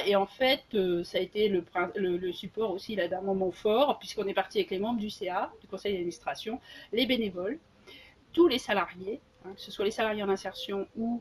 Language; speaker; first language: French; native; French